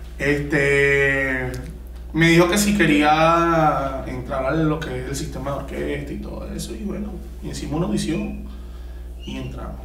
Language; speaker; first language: Spanish; native; Spanish